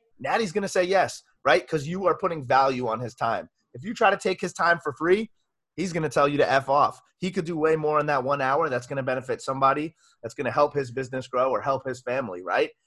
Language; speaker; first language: English; native; English